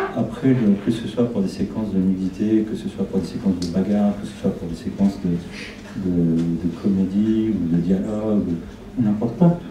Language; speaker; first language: French; non-native, fluent; Spanish